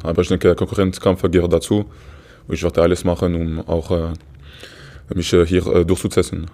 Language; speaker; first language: German; non-native, fluent; Portuguese